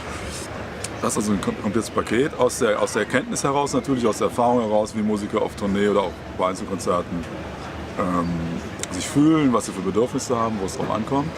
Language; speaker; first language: German; native; German